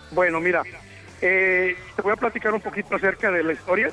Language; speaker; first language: Spanish; native; Spanish